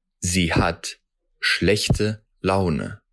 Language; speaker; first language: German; non-native, fluent; Russian